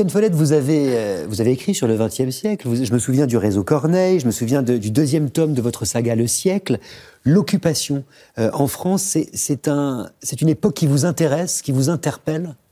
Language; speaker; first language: French; native; French